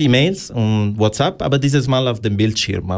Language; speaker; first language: German; non-native, learner; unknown